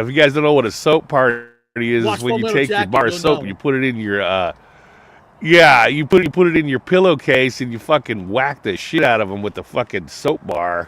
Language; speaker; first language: English; native; English